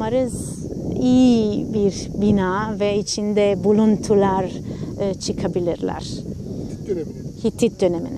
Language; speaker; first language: Turkish; non-native, fluent; Italian